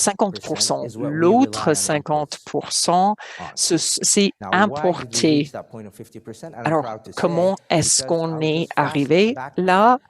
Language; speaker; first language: French; non-native, fluent; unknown